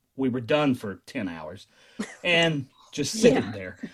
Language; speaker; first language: English; native; English